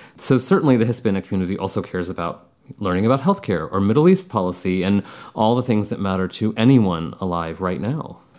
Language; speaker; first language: English; early bilingual, other home language; Bangla